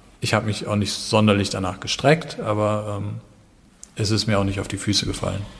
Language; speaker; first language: German; native; German